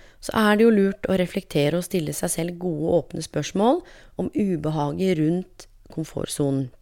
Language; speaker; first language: Norwegian; native; Norwegian